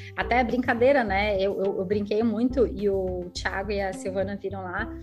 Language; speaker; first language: Portuguese; native; Portuguese